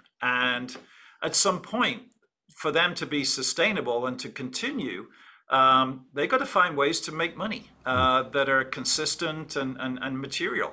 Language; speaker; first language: English; native; English